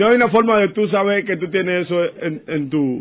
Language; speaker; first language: Spanish; native; Spanish